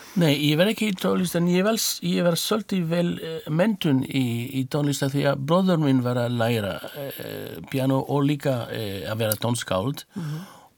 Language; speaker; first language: Icelandic; non-native, learner; French